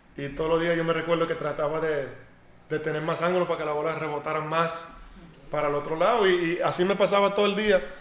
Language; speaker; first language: Spanish; early bilingual, heritage; Spanish